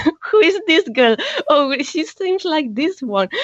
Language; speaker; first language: English; non-native, learner; Spanish